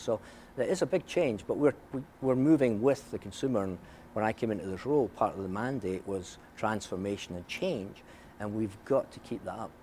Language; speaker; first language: English; native; English